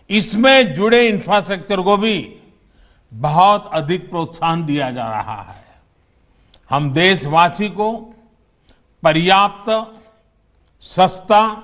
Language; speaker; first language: Hindi; non-native, local second language; Gujarati